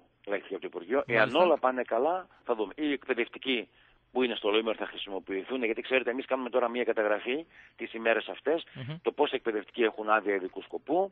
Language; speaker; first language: Greek; native; Greek